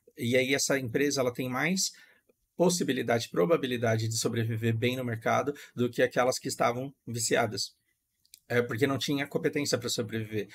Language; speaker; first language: Portuguese; native; Portuguese